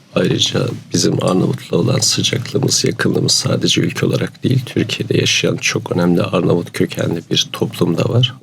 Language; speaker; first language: Turkish; native; Turkish